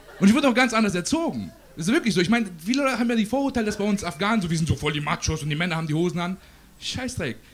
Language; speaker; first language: German; early bilingual, other home language; Persian